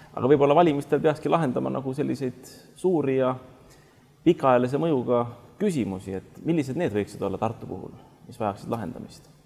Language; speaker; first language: Estonian; native; Estonian